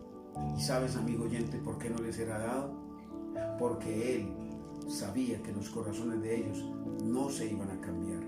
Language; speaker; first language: Spanish; native; Spanish